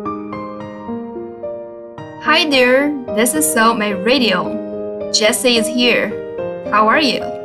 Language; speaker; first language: English; non-native, fluent; Chinese